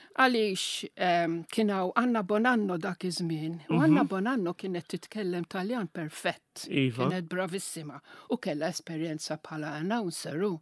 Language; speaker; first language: Maltese; non-native, local second language; Italian